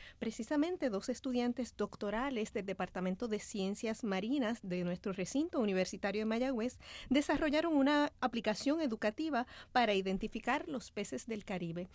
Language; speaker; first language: Spanish; native; Spanish